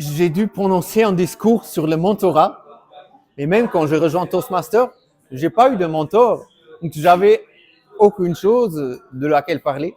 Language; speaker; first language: French; non-native, fluent; German